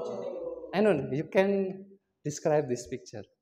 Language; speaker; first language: English; non-native, learner; Indonesian